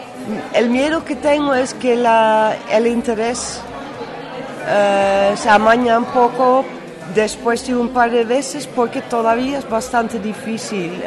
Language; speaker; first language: Spanish; non-native, fluent; Dutch